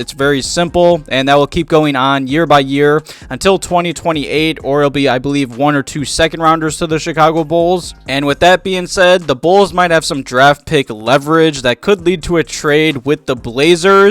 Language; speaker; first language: English; native; English